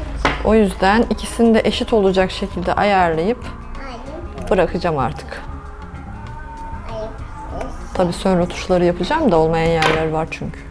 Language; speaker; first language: Turkish; native; Turkish